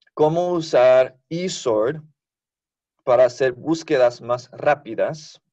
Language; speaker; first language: Spanish; non-native, fluent; English